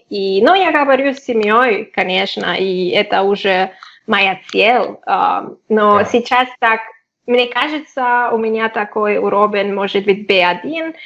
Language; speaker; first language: Russian; non-native, learner; Catalan